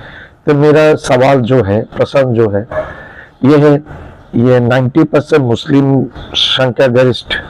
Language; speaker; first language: Hindi; non-native, learner; Bangla